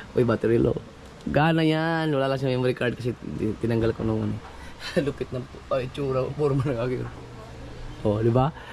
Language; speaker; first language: Filipino; non-native, local second language; Cebuano